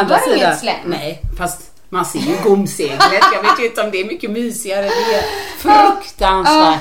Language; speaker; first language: Swedish; native; Swedish